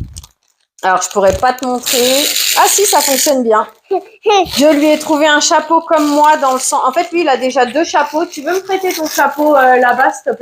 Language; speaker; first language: French; native; French